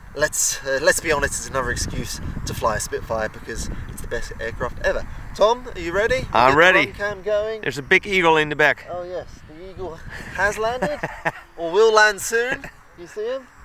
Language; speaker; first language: English; native; English